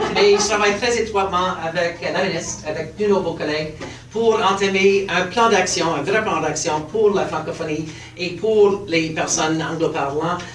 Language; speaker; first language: French; early bilingual, heritage; French